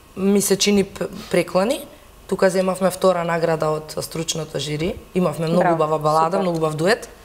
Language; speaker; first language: Macedonian; native; Macedonian